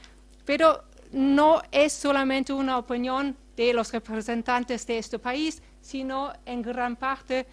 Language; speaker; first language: Spanish; non-native, fluent; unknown